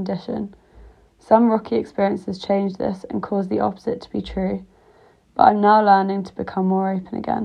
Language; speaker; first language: English; native; English